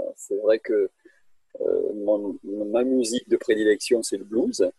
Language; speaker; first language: French; native; French